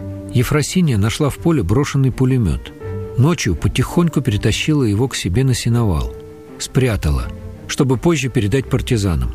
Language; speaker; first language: Russian; native; Russian